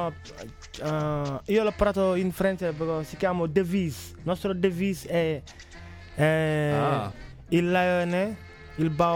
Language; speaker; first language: Italian; non-native, learner; Wolof